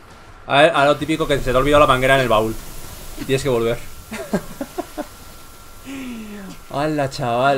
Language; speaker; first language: Spanish; native; Spanish